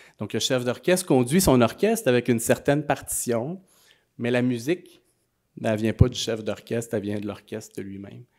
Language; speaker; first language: French; native; French